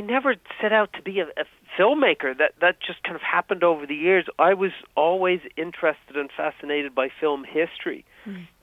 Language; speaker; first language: English; native; English